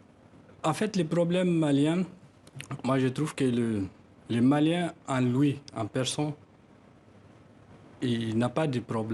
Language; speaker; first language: French; non-native, local second language; Tamasheq